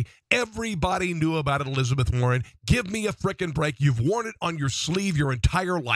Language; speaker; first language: English; native; English